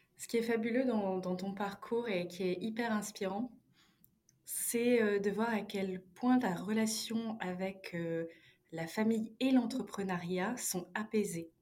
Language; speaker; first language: French; native; French